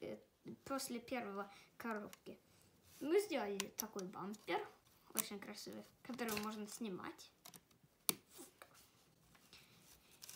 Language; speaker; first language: Russian; early bilingual, heritage; Russian